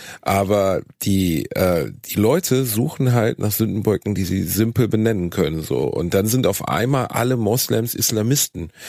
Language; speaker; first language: German; native; German